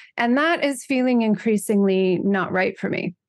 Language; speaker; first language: English; native; English